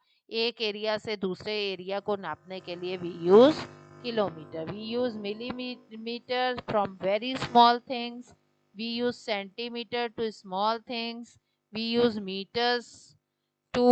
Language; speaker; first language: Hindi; native; Hindi